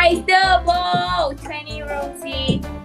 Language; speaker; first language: English; non-native, learner; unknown